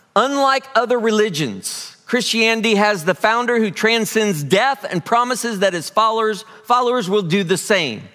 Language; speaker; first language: English; native; English